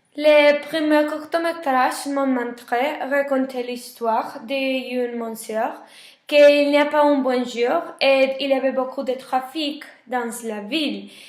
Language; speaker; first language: French; non-native, learner; Spanish